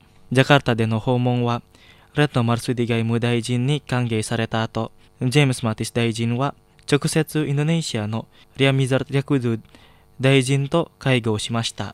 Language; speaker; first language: Japanese; non-native, fluent; Indonesian